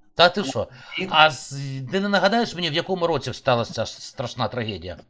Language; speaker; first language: Ukrainian; native; Ukrainian